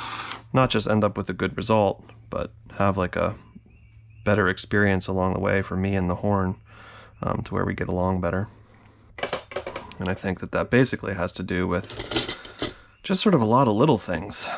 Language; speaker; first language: English; native; English